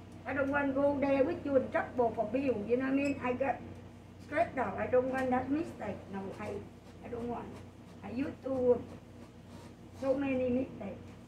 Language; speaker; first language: English; non-native, learner; Vietnamese